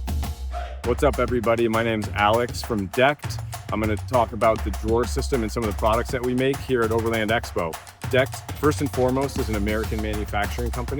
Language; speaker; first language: English; native; English